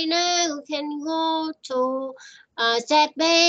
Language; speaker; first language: English; non-native, learner; Vietnamese